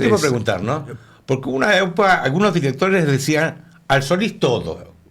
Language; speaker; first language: Spanish; native; Spanish